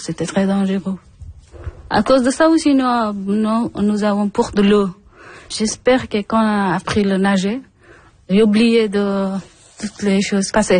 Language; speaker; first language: French; non-native, learner; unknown